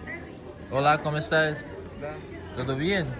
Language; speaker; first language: Spanish; non-native, learner; Portuguese